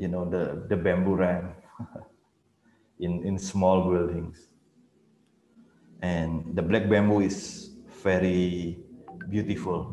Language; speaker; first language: English; non-native, fluent; Indonesian